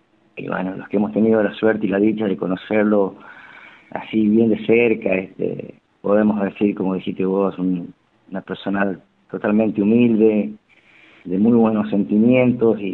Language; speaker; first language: Spanish; native; Spanish